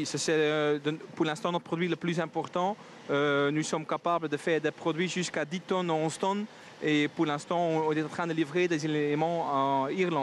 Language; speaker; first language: French; non-native, local second language; Dutch